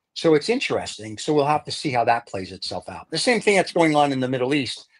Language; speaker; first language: English; native; English